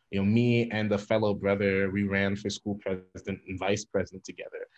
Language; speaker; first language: English; native; English